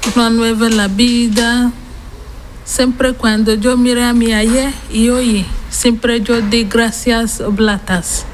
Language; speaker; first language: Spanish; non-native, learner; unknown